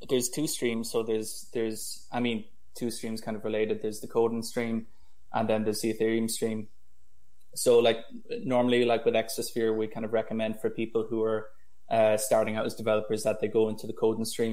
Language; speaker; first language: English; native; English